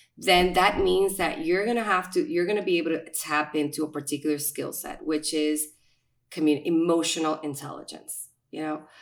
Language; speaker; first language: English; non-native, fluent; Spanish